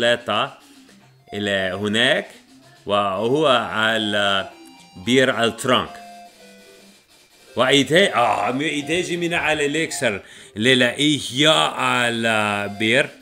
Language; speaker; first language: Arabic; non-native, learner; English